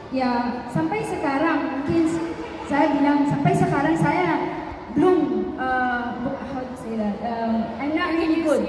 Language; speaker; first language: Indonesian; non-native, learner; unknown